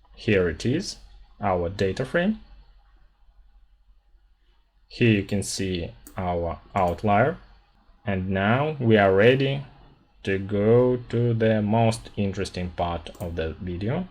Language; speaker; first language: English; non-native, fluent; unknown